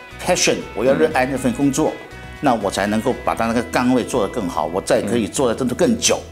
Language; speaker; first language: Chinese; native; Chinese